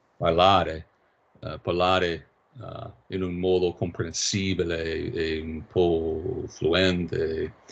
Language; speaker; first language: Italian; non-native, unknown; English